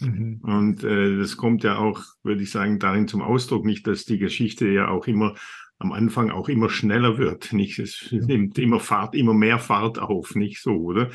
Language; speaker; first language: German; native; German